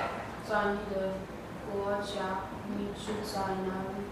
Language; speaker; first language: Chinese; non-native, learner; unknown